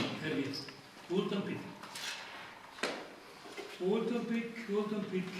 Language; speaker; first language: Russian; non-native, fluent; German